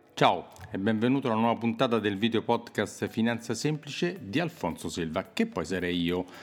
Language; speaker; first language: Italian; native; Italian